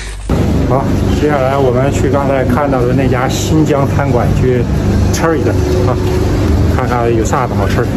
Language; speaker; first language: Chinese; native; Chinese